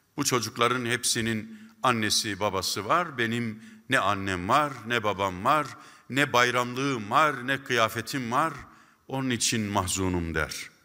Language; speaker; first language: Turkish; native; Turkish